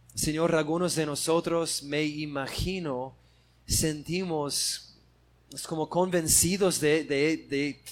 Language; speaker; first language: Spanish; non-native, fluent; English